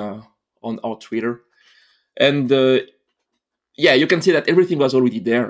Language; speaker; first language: English; non-native, fluent; French